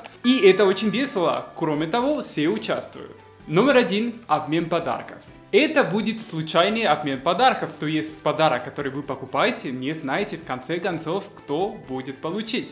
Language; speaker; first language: Russian; non-native, fluent; Spanish